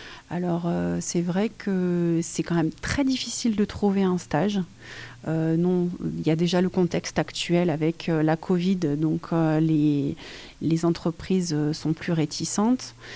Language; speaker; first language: French; native; French